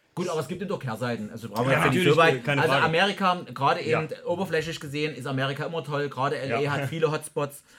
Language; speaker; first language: German; native; German